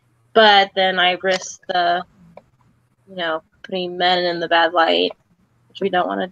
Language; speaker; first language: English; native; English